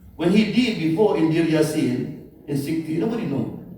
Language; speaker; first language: English; non-native, learner; Indonesian